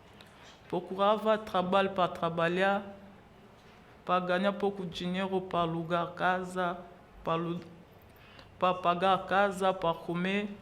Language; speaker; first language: Portuguese; non-native, learner; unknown